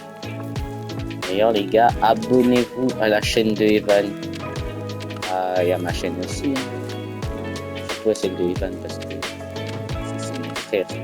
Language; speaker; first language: French; native; French